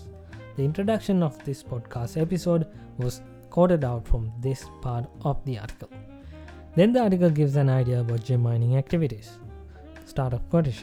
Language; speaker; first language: English; non-native, local second language; Sinhala